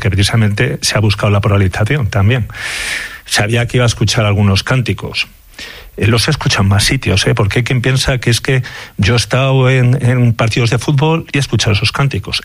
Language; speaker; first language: Spanish; native; Spanish